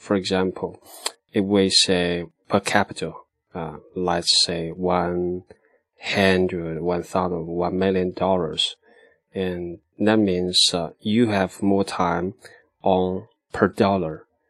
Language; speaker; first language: English; non-native, fluent; Chinese